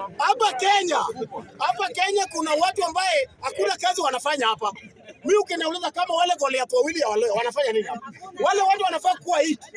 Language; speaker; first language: Swahili; non-native, local second language; Luo (Kenya and Tanzania)